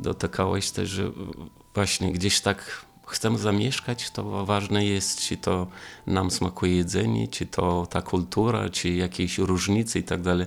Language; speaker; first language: Polish; non-native, fluent; Romanian